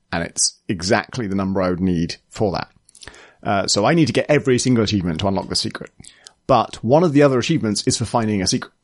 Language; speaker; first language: English; native; English